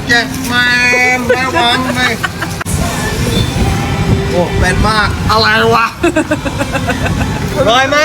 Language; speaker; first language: Thai; native; Thai